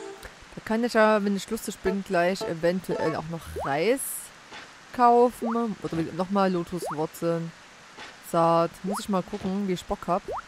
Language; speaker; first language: German; native; German